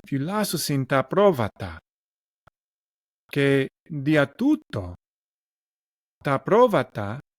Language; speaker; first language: Greek; non-native, learner; English